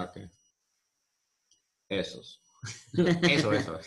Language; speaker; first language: Spanish; non-native, learner; English